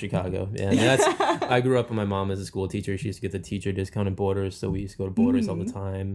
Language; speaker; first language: English; native; English